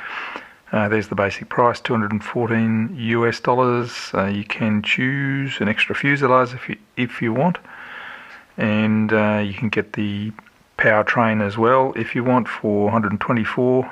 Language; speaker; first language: English; native; English